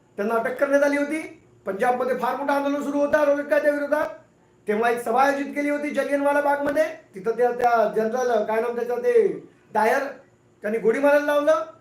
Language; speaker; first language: Marathi; non-native, local second language; Hindi